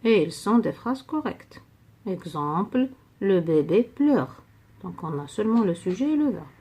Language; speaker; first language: French; non-native, local second language; Arabic